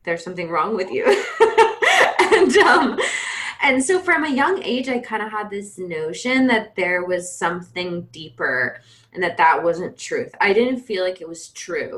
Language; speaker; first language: English; native; English